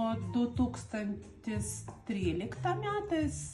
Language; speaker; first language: Lithuanian; non-native, learner; Russian